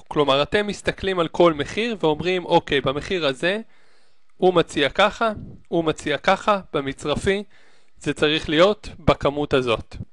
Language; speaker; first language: Hebrew; native; Hebrew